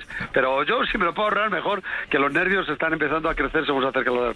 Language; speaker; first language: Spanish; native; Spanish